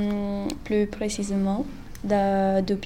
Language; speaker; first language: French; non-native, learner; Italian